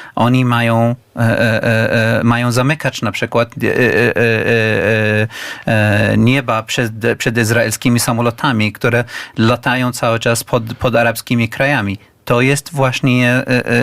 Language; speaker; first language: Polish; non-native, learner; Arabic